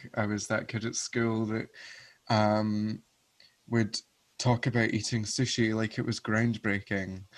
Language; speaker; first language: English; native; English